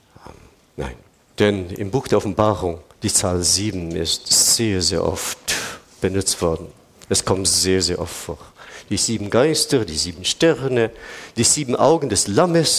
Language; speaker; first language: German; non-native, fluent; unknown